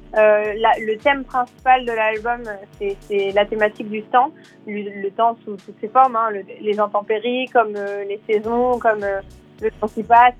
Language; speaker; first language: French; native; French